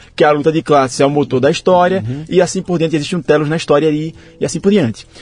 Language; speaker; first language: Portuguese; native; Portuguese